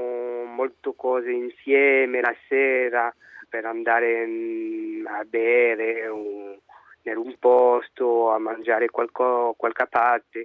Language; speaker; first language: Italian; non-native, learner; French